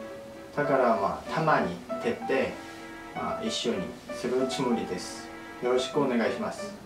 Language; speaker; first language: Japanese; non-native, fluent; Korean